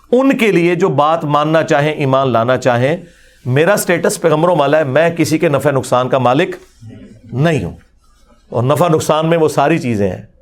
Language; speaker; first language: Urdu; non-native, local second language; Punjabi